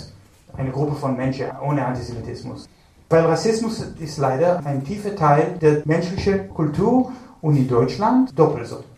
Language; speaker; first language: German; non-native, fluent; Hebrew